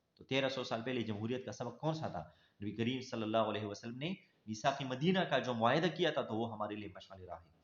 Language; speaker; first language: Urdu; non-native, local second language; Pashto